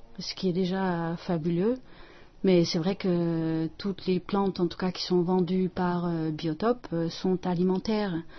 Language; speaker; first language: French; non-native, fluent; Dutch